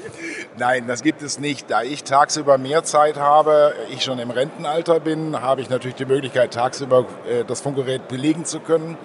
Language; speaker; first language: German; native; German